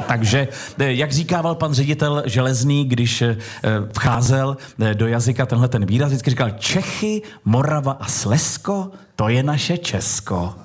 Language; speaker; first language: Czech; native; Czech